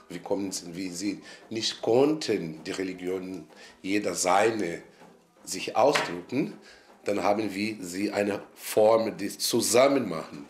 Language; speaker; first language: German; non-native, fluent; Portuguese